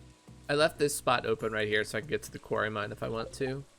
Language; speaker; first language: English; native; English